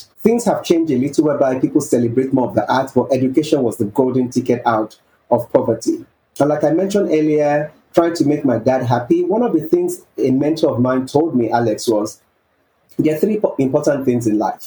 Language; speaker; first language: English; non-native, local second language; Yoruba